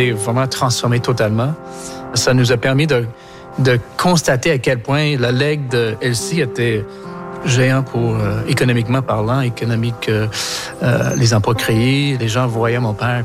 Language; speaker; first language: French; non-native, local second language; English